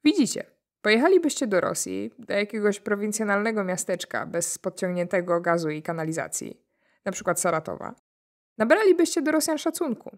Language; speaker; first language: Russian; non-native, fluent; Polish